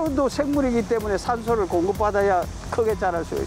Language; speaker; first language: Korean; native; Korean